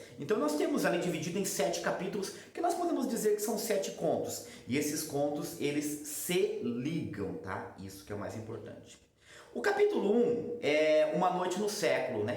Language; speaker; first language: Portuguese; native; Portuguese